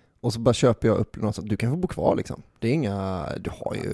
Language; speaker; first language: Swedish; native; Swedish